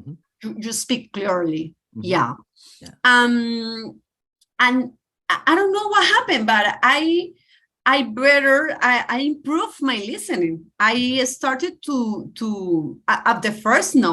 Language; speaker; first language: English; non-native, learner; Spanish